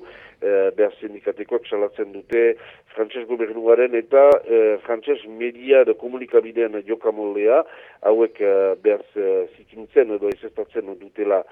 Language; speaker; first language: Basque; native; Basque